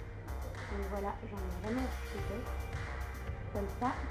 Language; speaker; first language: French; native; French